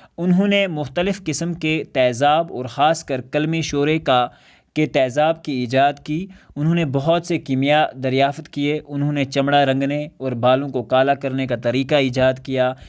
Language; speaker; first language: Urdu; non-native, local second language; Kashmiri